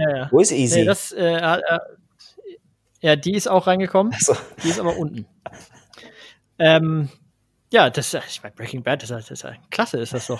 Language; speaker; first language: German; native; German